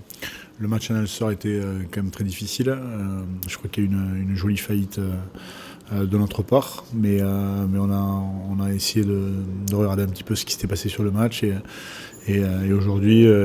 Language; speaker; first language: French; native; French